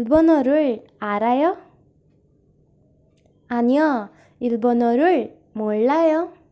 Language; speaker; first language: Korean; non-native, learner; Hindi